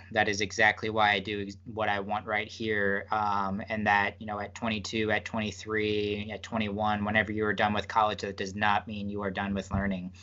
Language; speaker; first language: English; native; English